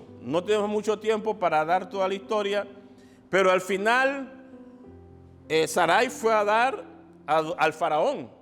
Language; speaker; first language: Spanish; native; Spanish